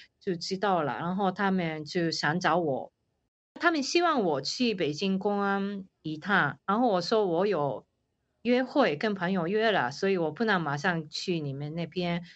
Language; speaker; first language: Chinese; non-native, fluent; Japanese